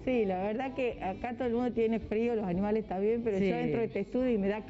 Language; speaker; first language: Spanish; native; Spanish